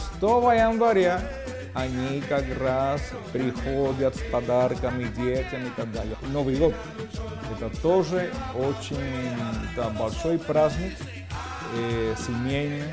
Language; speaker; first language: Russian; non-native, fluent; Spanish